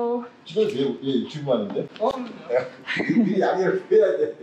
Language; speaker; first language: Korean; native; Korean